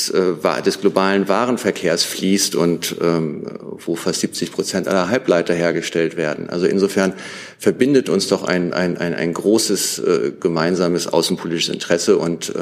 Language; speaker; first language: German; native; German